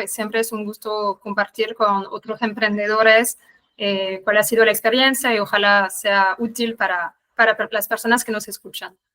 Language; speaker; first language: Spanish; non-native, fluent; French